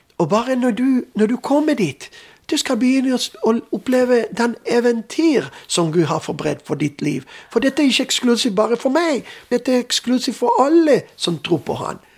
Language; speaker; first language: Norwegian; non-native, fluent; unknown